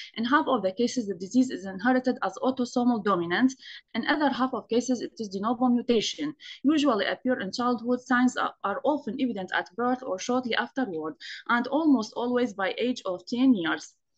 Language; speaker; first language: English; non-native, fluent; Arabic